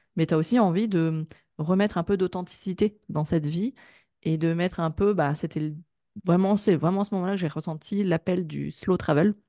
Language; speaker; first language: French; native; French